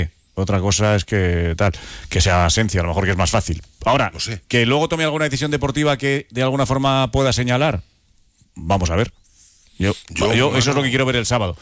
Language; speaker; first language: Spanish; native; Spanish